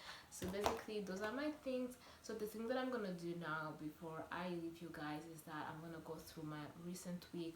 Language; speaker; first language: English; non-native, local second language; Kinyarwanda